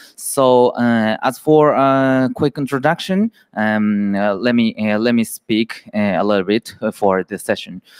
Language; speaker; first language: English; non-native, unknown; Japanese